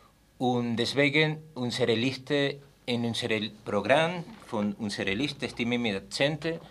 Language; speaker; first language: German; non-native, learner; Spanish